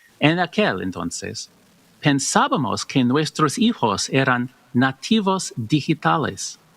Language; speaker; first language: Spanish; non-native, learner; English